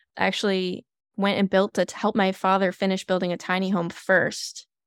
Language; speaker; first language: English; native; English